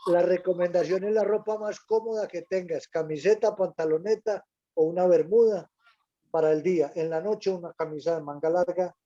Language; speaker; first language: Spanish; native; Spanish